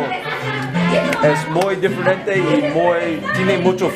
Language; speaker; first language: Spanish; non-native, learner; English